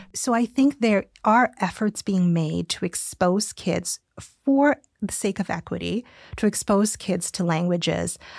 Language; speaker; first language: English; early bilingual, other home language; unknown